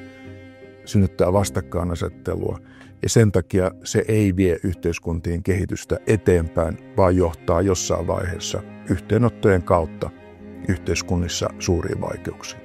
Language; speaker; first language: Finnish; native; Finnish